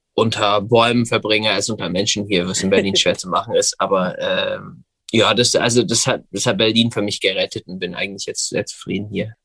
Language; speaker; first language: German; non-native, fluent; English